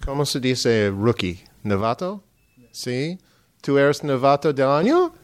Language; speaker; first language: Spanish; non-native, learner; English